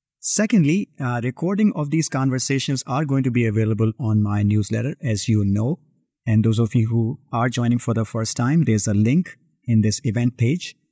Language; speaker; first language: English; non-native, local second language; Hindi